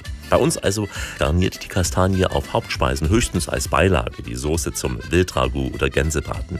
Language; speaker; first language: German; native; German